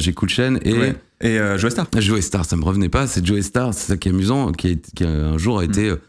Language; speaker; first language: French; native; French